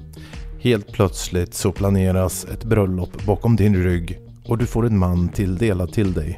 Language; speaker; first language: Swedish; native; Swedish